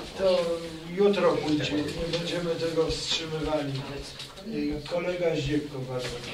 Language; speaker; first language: Polish; native; Polish